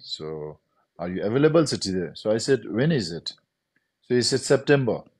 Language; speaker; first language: English; non-native, local second language; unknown